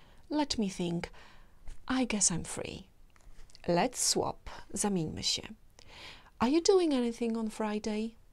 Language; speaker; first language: English; non-native, fluent; Polish